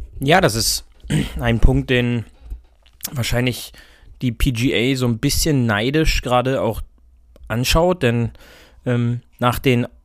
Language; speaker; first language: German; native; German